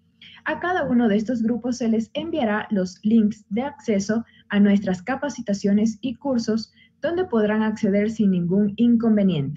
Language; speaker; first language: Spanish; native; Spanish